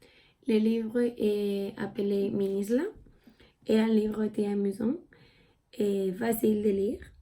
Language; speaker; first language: French; non-native, learner; Spanish